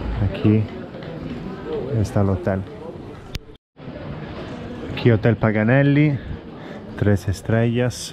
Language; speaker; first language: Spanish; non-native, fluent; Italian